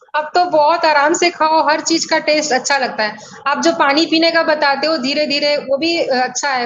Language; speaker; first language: Hindi; non-native, local second language; Gujarati